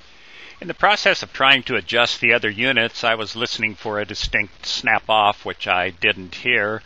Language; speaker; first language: English; native; English